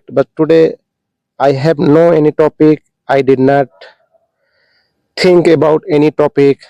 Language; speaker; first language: English; non-native, local second language; Hindi